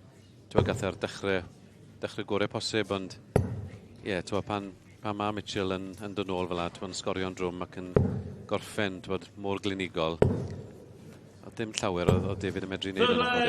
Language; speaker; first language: Welsh; native; Welsh